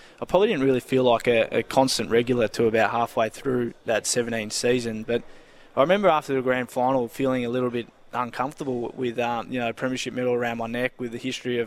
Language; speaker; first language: English; native; English